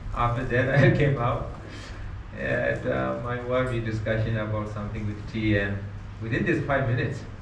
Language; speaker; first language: English; non-native, learner; Nepali